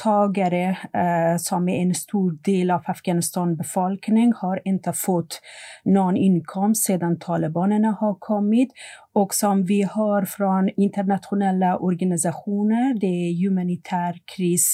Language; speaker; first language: Swedish; non-native, fluent; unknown